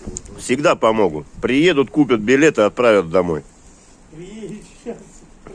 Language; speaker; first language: Russian; native; Russian